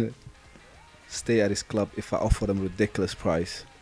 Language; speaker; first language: English; non-native, fluent; Dutch